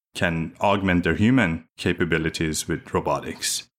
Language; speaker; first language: English; early bilingual, other home language; Persian